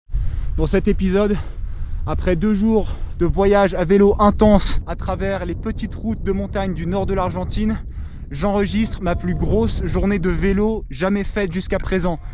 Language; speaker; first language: French; native; French